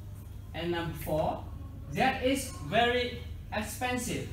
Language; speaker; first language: English; non-native, learner; Indonesian